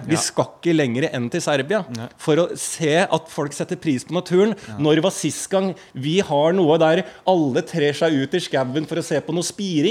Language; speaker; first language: Norwegian; native; Norwegian